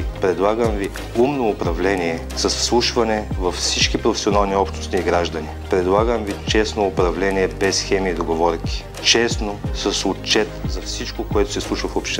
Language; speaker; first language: Bulgarian; native; Bulgarian